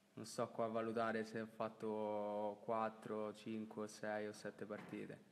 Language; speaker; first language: Italian; native; Italian